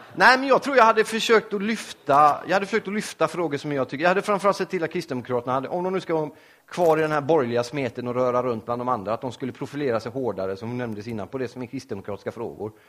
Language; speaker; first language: Swedish; native; Swedish